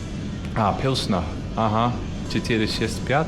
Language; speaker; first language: Russian; non-native, learner; English